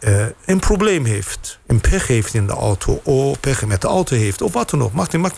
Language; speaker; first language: Dutch; non-native, fluent; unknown